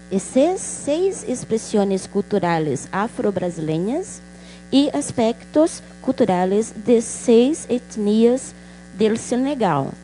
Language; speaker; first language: Portuguese; non-native, local second language; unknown